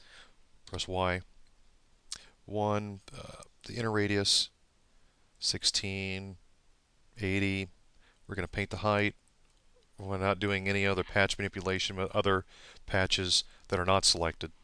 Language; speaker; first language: English; native; English